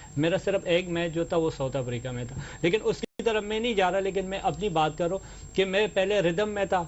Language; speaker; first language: Hindi; non-native, local second language; Pashto